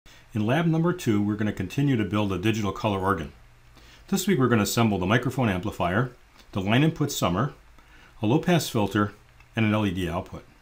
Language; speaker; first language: English; native; English